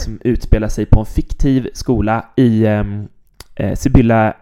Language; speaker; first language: Swedish; native; Swedish